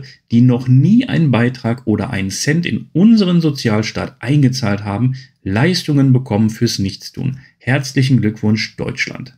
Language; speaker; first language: German; native; German